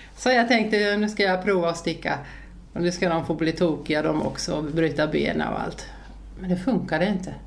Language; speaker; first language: Swedish; early bilingual, other home language; Finnish